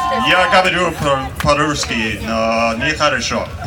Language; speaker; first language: Russian; non-native, learner; English